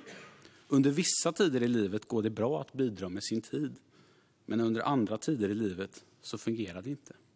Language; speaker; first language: Swedish; native; Swedish